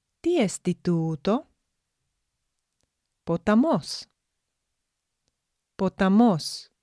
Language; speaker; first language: Greek; non-native, fluent; English